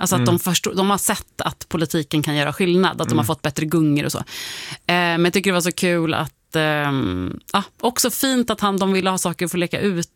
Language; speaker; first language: Swedish; native; Swedish